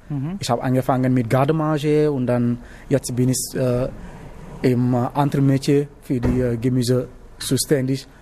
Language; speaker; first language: German; non-native, learner; Wolof